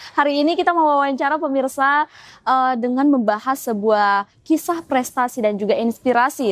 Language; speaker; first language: Indonesian; native; Indonesian